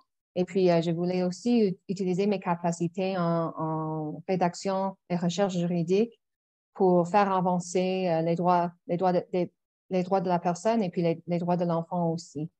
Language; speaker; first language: French; non-native, local second language; English